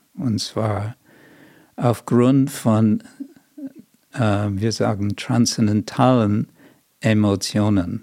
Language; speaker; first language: German; non-native, fluent; English